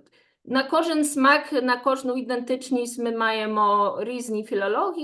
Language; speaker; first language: Ukrainian; non-native, fluent; Polish